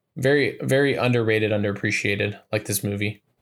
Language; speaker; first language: English; native; English